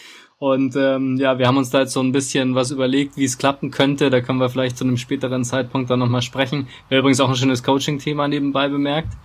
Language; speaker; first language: German; native; German